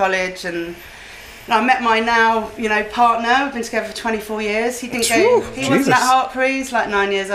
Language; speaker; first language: English; native; English